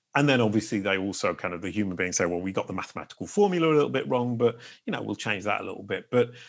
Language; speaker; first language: English; native; English